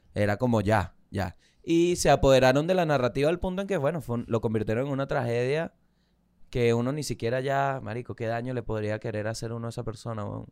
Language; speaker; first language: Spanish; native; Spanish